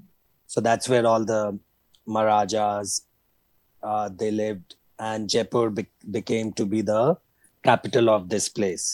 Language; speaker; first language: English; non-native, local second language; Hindi